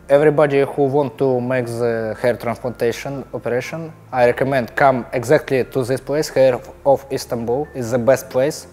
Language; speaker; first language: English; non-native, learner; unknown